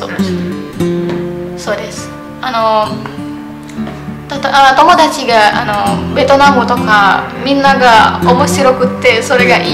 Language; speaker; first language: Japanese; non-native, learner; Indonesian